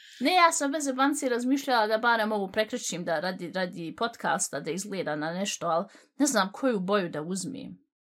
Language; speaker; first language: Bosnian; early bilingual, heritage; Bosnian